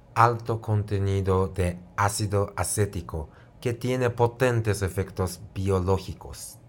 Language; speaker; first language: Spanish; non-native, fluent; Japanese